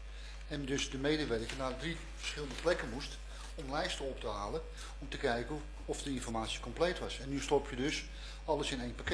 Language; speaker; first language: Dutch; native; Dutch